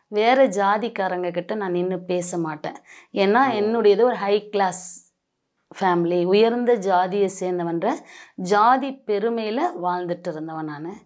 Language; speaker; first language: Tamil; non-native, local second language; Marathi